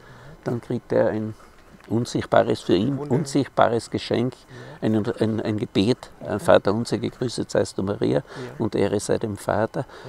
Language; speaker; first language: German; native; German